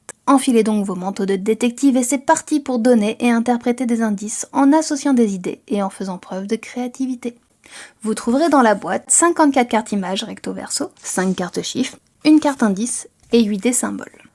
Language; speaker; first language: French; native; French